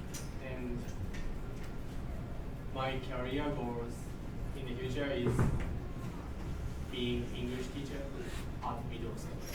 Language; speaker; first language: English; non-native, learner; Japanese